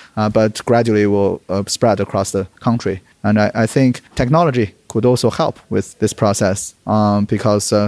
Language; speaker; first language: English; non-native, fluent; Chinese